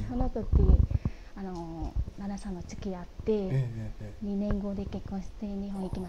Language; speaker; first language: Japanese; non-native, learner; Vietnamese